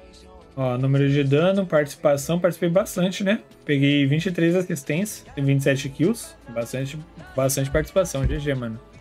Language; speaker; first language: Portuguese; native; Portuguese